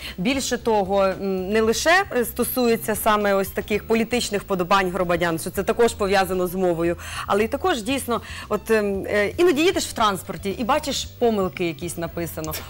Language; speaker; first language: Ukrainian; native; Ukrainian